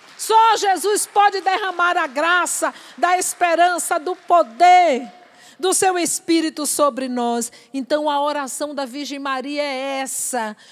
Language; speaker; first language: Portuguese; native; Portuguese